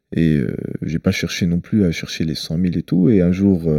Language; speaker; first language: French; early bilingual, other home language; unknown